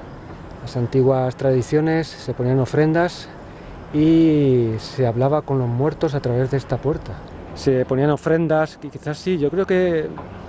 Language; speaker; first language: Spanish; native; Spanish